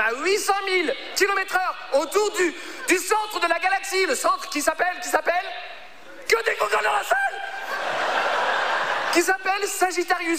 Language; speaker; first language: French; early bilingual, other home language; Arabic